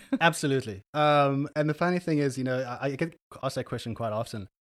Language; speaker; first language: English; native; English